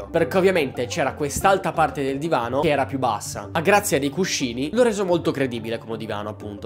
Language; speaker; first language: Italian; native; Italian